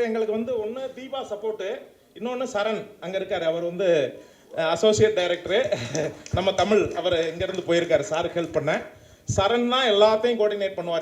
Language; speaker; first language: Tamil; native; Tamil